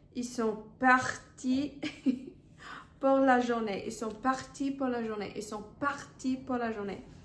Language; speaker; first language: French; non-native, fluent; English